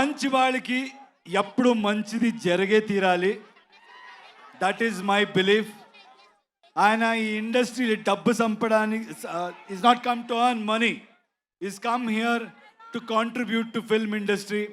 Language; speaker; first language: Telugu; non-native, learner; Kannada